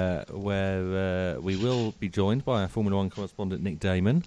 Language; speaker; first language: English; native; English